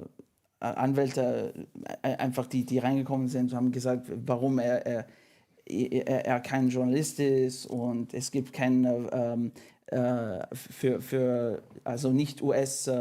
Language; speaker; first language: German; non-native, fluent; English